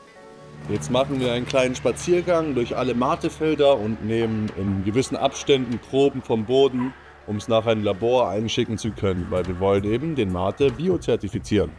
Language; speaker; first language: German; native; German